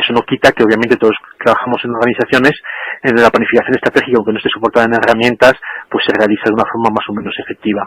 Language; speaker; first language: Spanish; native; Spanish